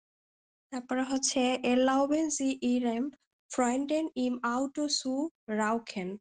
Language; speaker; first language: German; non-native, learner; Bangla